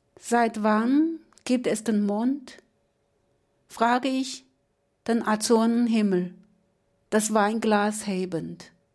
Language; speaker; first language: German; non-native, fluent; Chinese